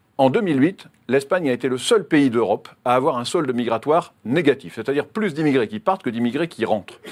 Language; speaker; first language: French; native; French